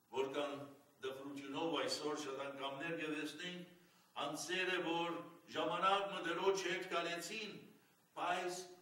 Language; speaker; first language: Armenian; early bilingual, heritage; Armenian